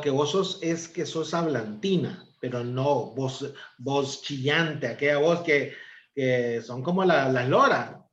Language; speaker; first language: Spanish; native; Spanish